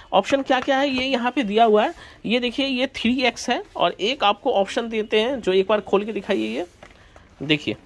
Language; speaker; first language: Hindi; native; Hindi